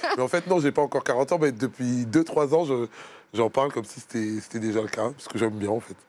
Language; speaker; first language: French; native; French